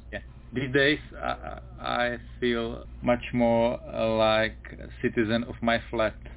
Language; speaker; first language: English; non-native, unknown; Czech